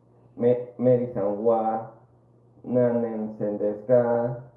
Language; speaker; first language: Japanese; non-native, learner; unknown